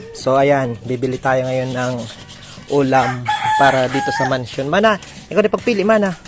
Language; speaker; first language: Filipino; non-native, local second language; Waray